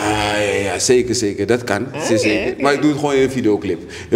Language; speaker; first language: Dutch; native; Dutch